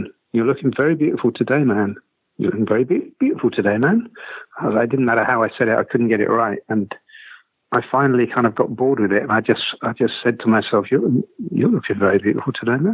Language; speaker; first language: English; native; English